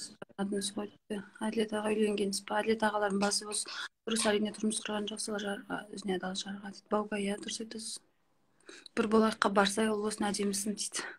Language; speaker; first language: Kazakh; native; Kazakh